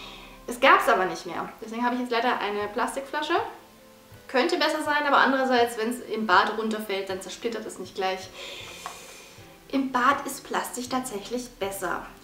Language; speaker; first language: German; native; German